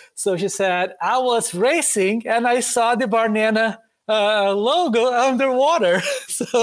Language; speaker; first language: English; non-native, fluent; Portuguese